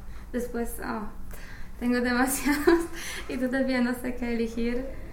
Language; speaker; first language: Spanish; non-native, fluent; English